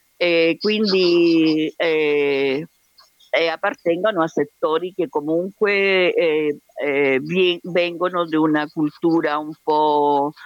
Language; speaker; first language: Italian; non-native, fluent; Spanish